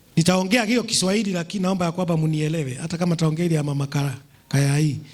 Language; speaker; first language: Swahili; non-native, local second language; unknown